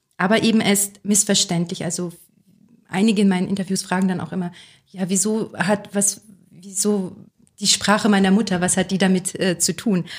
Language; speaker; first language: German; early bilingual, other home language; Russian